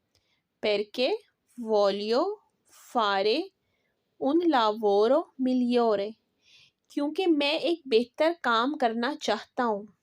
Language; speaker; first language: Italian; non-native, fluent; Urdu